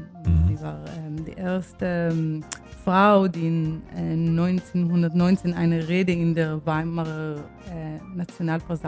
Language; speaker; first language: German; non-native, fluent; Hebrew